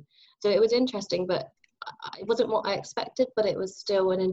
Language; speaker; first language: English; native; English